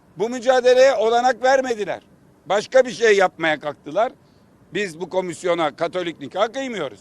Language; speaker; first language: Turkish; native; Turkish